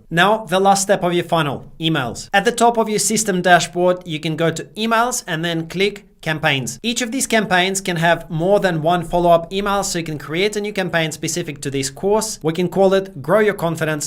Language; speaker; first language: English; native; English